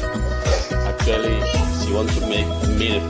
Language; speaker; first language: English; non-native, learner; Indonesian